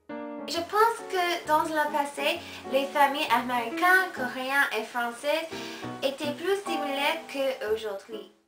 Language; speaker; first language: French; non-native, learner; Korean